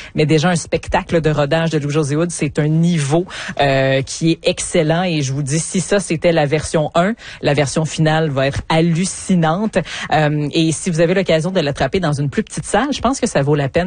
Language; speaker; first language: French; native; French